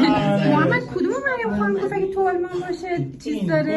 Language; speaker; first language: Persian; native; Persian